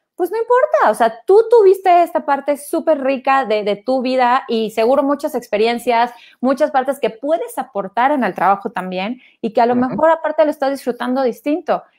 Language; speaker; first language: Spanish; native; Spanish